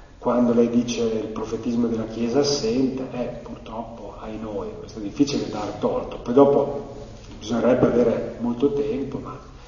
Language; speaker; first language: Italian; native; Italian